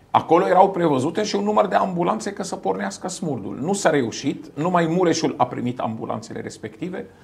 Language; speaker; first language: Romanian; non-native, fluent; Arabic